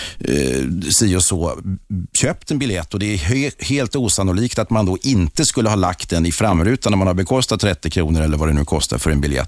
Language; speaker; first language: Swedish; native; Swedish